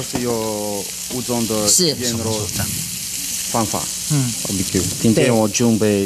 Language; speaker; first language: Chinese; non-native, fluent; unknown